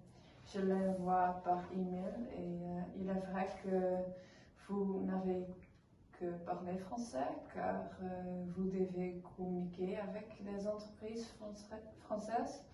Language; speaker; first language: French; non-native, learner; Dutch